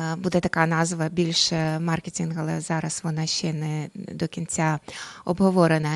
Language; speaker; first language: Ukrainian; non-native, local second language; Russian